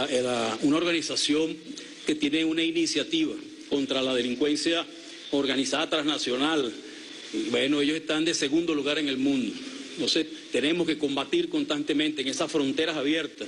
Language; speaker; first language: Spanish; native; Spanish